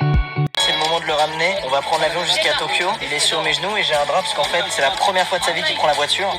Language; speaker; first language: French; native; French